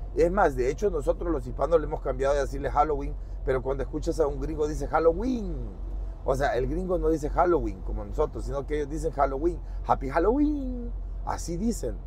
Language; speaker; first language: Spanish; native; Spanish